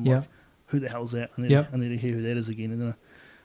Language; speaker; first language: English; native; English